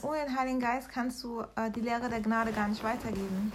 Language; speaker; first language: German; native; German